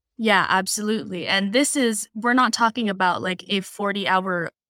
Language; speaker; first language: English; non-native, local second language; Filipino